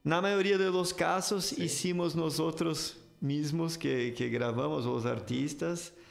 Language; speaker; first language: Spanish; non-native, fluent; Portuguese